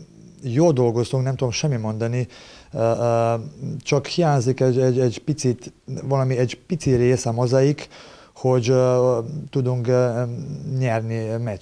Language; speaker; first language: Hungarian; non-native, learner; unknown